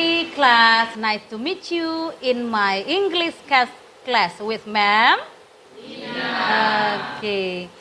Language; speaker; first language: English; non-native, learner; Indonesian